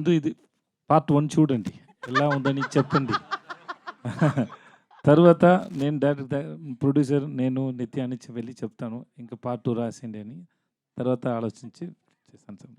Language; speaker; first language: Telugu; non-native, learner; Tamil